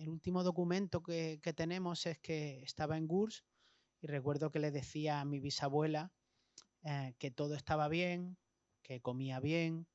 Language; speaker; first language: Spanish; native; Spanish